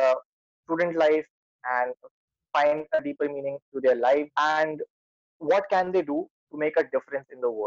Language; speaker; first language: English; non-native, local second language; Hindi